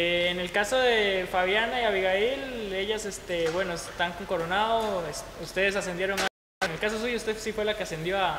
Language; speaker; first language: Spanish; native; Spanish